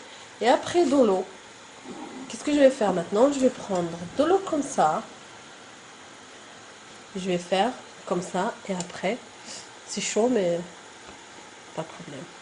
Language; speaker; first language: French; non-native, local second language; Arabic